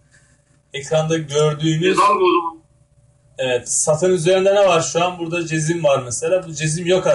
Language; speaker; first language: Turkish; native; Turkish